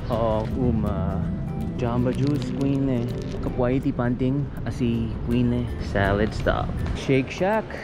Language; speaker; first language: English; native; English